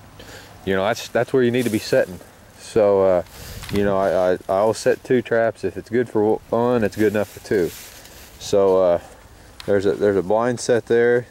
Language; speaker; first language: English; native; English